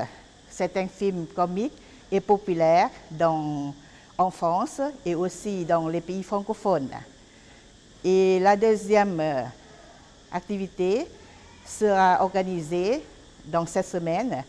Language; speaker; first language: French; non-native, fluent; Lao